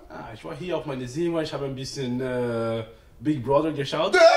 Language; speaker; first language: German; non-native, learner; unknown